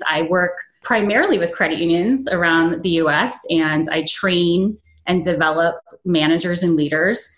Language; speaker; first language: English; native; English